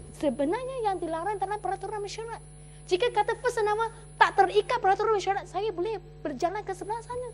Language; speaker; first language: Malay; non-native, local second language; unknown